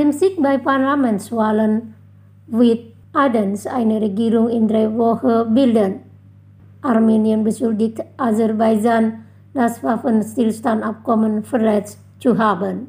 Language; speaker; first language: German; non-native, fluent; Indonesian